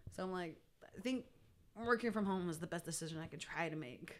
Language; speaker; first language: English; native; English